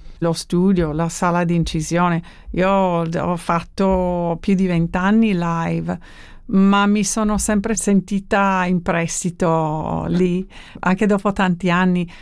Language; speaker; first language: Italian; non-native, fluent; English